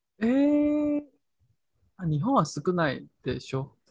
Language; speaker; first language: Japanese; non-native, learner; Chinese